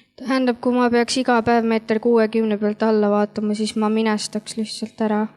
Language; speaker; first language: Estonian; native; Estonian